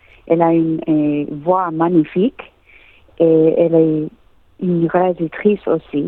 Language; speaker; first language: French; non-native, learner; English